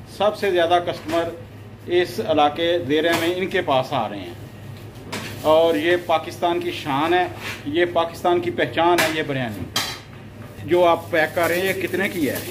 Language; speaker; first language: Urdu; non-native, local second language; Punjabi